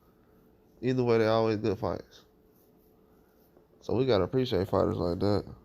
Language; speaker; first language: English; native; English